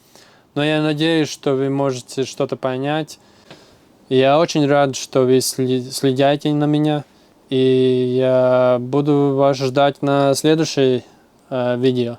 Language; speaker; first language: Russian; non-native, local second language; Latvian